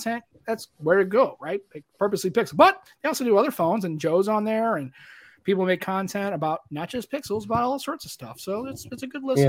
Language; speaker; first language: English; native; English